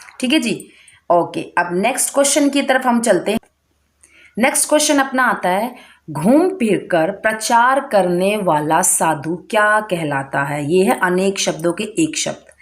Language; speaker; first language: Hindi; native; Hindi